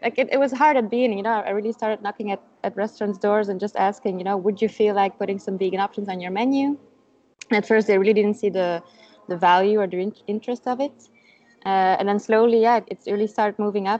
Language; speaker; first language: English; non-native, fluent; Dutch